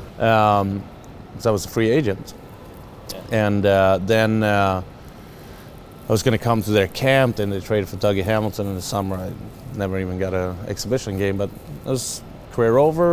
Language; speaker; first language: English; non-native, fluent; Swedish